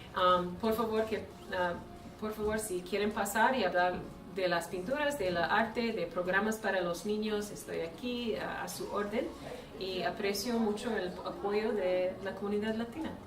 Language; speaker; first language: Spanish; non-native, fluent; English